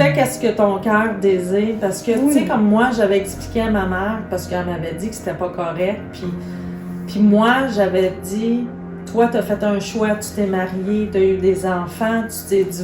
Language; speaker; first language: French; native; French